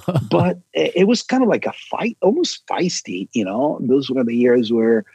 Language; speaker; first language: English; non-native, fluent; Italian